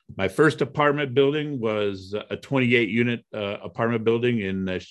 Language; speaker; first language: English; native; English